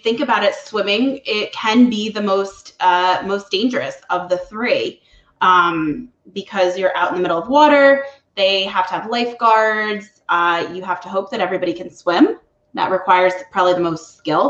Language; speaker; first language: English; native; English